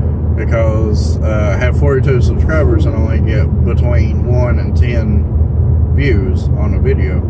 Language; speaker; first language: English; native; English